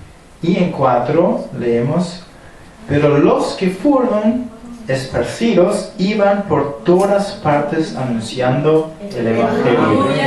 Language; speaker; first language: Spanish; non-native, fluent; German